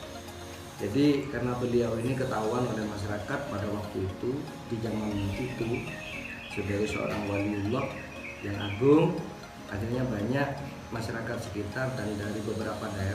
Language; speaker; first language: Indonesian; non-native, local second language; Madurese